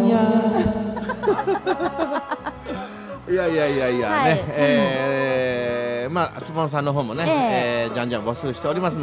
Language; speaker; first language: Japanese; native; Japanese